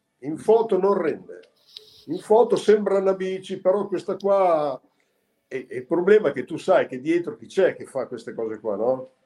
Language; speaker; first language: Italian; native; Italian